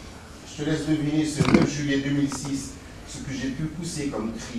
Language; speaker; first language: French; native; French